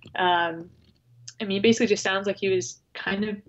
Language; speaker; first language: English; native; English